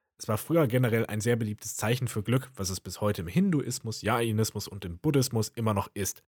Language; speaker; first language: German; native; German